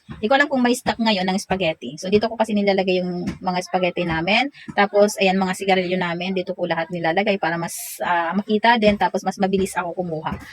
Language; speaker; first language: Filipino; non-native, local second language; Waray